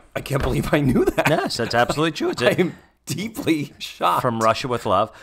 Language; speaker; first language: English; native; English